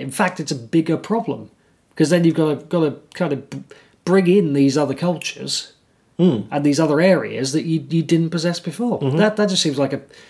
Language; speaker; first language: English; native; English